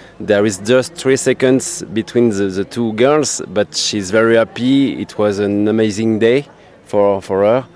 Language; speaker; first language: English; non-native, learner; French